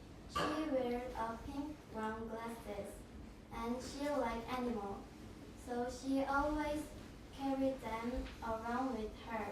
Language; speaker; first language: English; non-native, learner; Korean